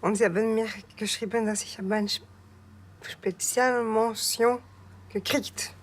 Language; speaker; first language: German; non-native, learner; French